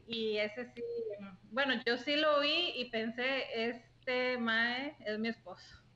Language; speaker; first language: Spanish; native; Spanish